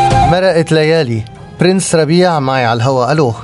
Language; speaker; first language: Arabic; native; Arabic